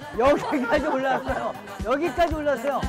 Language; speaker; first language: Korean; native; Korean